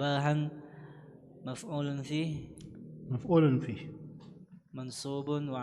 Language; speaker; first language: Arabic; non-native, learner; Indonesian